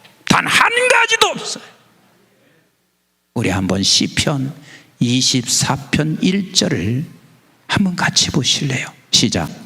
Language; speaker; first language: Korean; native; Korean